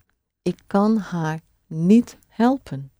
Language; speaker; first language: Dutch; non-native, fluent; English